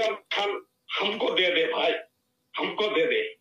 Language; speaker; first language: Hindi; non-native, learner; Bangla